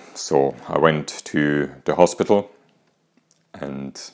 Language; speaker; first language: English; non-native, fluent; German